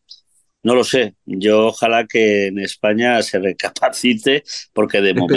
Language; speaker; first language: Spanish; native; Spanish